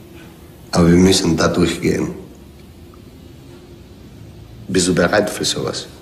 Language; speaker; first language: German; non-native, fluent; English